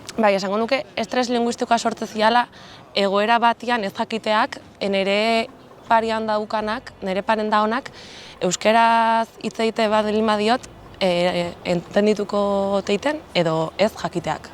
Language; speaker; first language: Basque; native; Basque